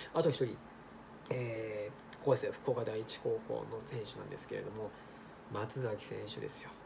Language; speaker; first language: Japanese; native; Japanese